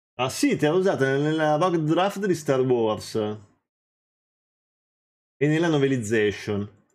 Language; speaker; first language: Italian; native; Italian